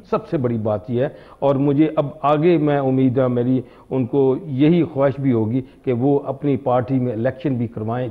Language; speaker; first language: Urdu; native; Urdu